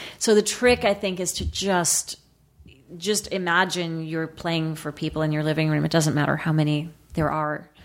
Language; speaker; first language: English; native; English